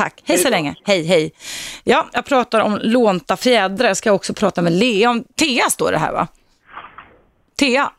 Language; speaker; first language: Swedish; native; Swedish